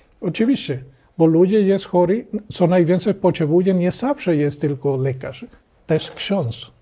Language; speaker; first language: Polish; non-native, learner; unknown